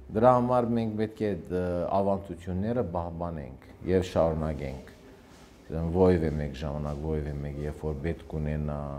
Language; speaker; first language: Armenian; early bilingual, heritage; Armenian